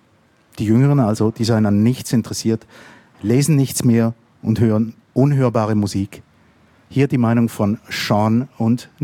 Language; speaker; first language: German; native; German